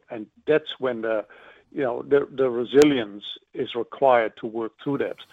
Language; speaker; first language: English; non-native, fluent; Dutch